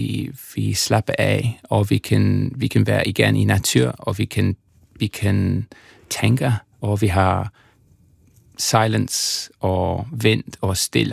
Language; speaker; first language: Danish; non-native, fluent; English